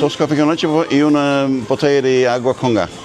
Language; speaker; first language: Spanish; non-native, learner; English